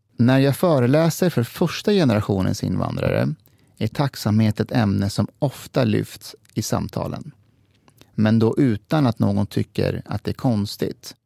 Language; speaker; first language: Swedish; early bilingual, other home language; Persian